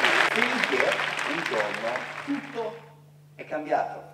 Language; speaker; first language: Italian; non-native, fluent; English